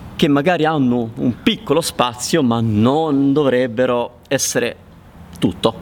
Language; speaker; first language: Italian; native; Italian